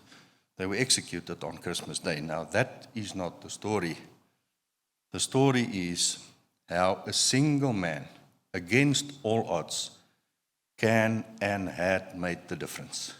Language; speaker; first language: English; non-native, local second language; Afrikaans